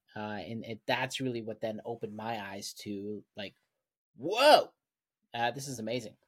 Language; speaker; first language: English; non-native, fluent; German